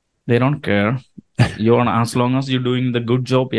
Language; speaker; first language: English; non-native, local second language; Malayalam